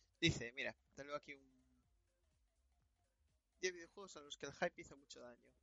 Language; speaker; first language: Spanish; native; Spanish